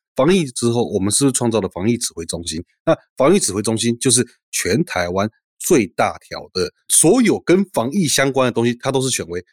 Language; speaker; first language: Chinese; native; Chinese